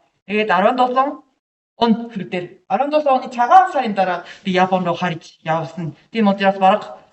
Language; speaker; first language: Mongolian; non-native, learner; Japanese